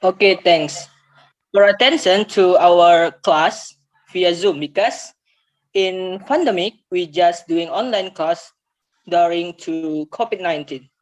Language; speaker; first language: English; non-native, learner; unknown